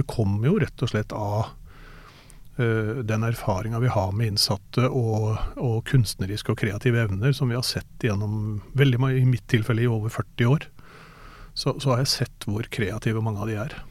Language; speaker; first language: Norwegian; native; Norwegian